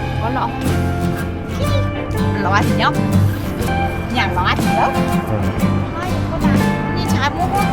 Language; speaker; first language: Korean; non-native, fluent; Vietnamese